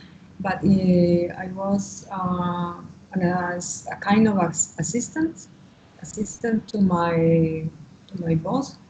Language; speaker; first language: English; non-native, learner; Spanish